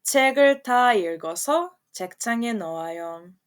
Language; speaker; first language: Korean; non-native, fluent; Serbian